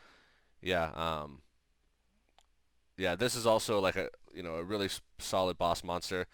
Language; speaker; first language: English; native; English